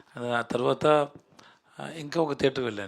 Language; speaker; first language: Telugu; non-native, learner; Tamil